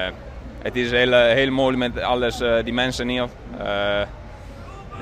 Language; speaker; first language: Dutch; non-native, learner; Italian